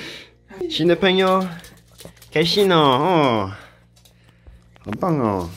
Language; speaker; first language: Chinese; non-native, fluent; French